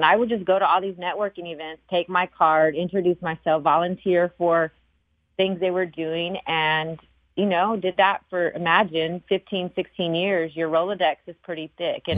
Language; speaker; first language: English; early bilingual, other home language; Spanish